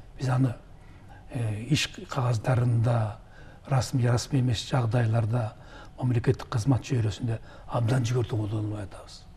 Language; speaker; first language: Kyrgyz; native; Kyrgyz